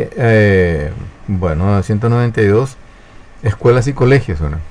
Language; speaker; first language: Spanish; native; Spanish